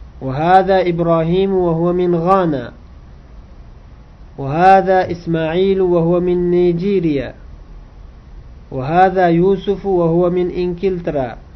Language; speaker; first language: Arabic; non-native, fluent; Uzbek